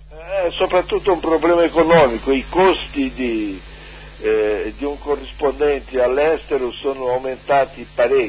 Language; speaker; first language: Italian; non-native, fluent; Portuguese